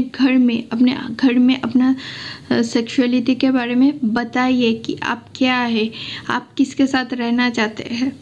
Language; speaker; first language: Hindi; non-native, local second language; Assamese